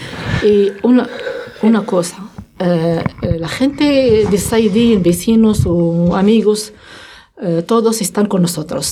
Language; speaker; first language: Spanish; non-native, learner; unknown